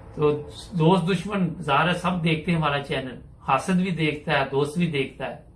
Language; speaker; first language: Urdu; non-native, local second language; Punjabi